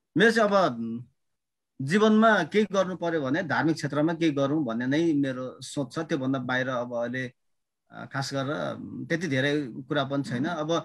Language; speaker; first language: Nepali; non-native, local second language; Limbu